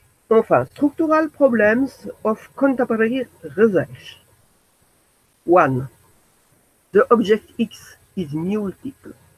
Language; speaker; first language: English; non-native, learner; French